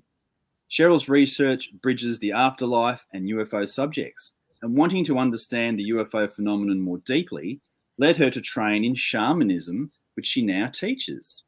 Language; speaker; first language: English; native; English